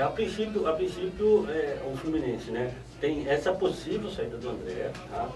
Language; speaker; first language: Portuguese; native; Portuguese